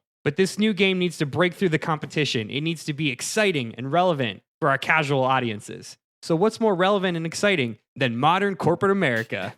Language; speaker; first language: English; native; English